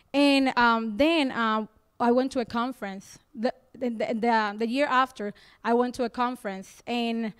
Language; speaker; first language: English; non-native, fluent; Spanish